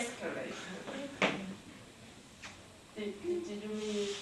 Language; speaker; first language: English; non-native, learner; Chinese